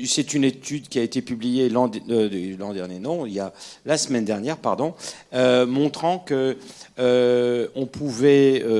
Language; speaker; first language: French; native; French